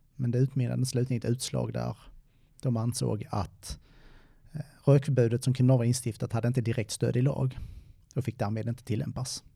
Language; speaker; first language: Swedish; native; Swedish